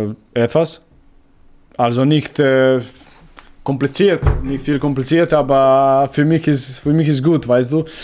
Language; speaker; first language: German; non-native, learner; Croatian